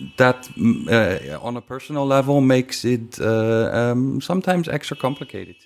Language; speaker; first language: English; non-native, fluent; Dutch